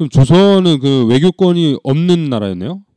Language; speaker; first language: Korean; native; Korean